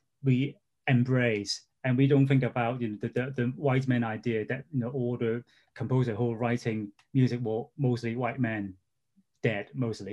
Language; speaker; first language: English; non-native, local second language; Cantonese